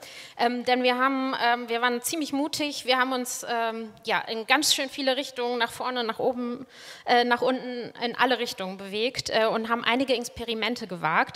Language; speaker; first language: German; native; German